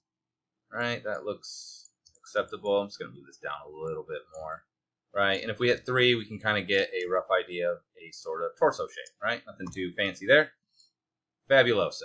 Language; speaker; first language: English; native; English